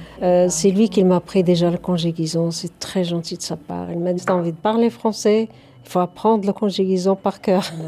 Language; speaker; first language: French; non-native, fluent; Arabic